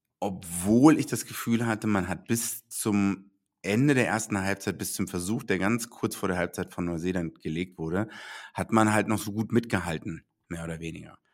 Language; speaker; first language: German; native; German